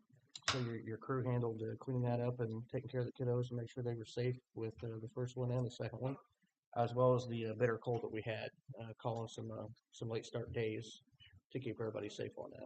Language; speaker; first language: English; native; English